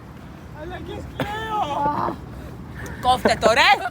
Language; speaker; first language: Greek; native; Greek